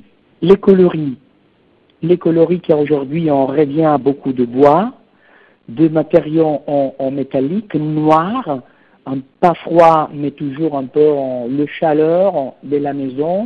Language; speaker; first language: French; non-native, fluent; Italian